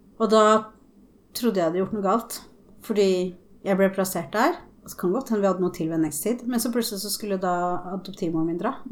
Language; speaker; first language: Norwegian; early bilingual, other home language; Spanish